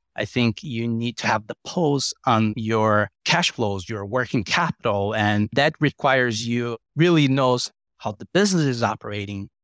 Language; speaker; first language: English; non-native, fluent; Portuguese